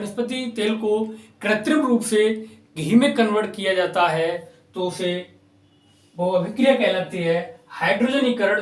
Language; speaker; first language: Hindi; native; Hindi